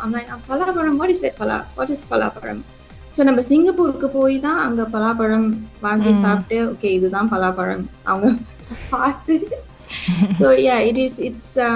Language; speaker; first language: Tamil; native; Tamil